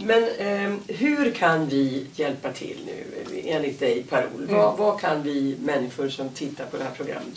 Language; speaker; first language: Swedish; native; Swedish